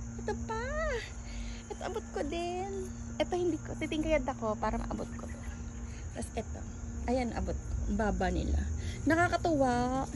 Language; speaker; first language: Filipino; native; Filipino